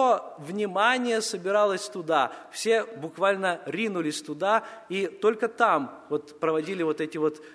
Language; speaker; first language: Russian; native; Russian